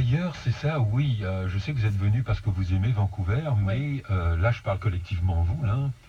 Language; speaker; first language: French; native; French